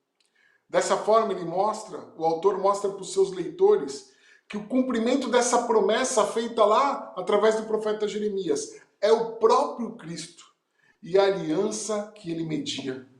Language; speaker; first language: Portuguese; native; Portuguese